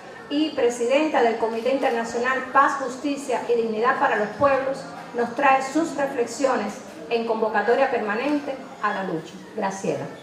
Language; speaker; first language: Spanish; native; Spanish